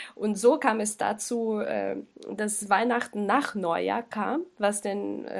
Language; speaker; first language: German; non-native, fluent; Ukrainian